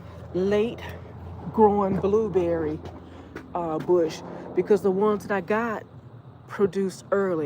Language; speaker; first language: English; native; English